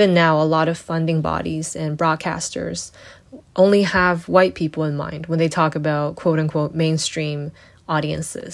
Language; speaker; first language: English; native; English